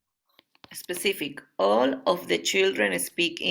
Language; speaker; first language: English; non-native, learner; Spanish